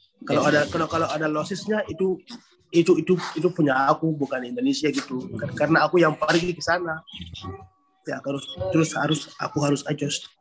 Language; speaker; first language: Indonesian; non-native, learner; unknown